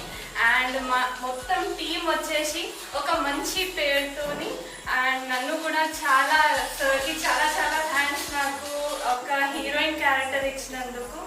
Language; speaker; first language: Telugu; non-native, learner; Bangla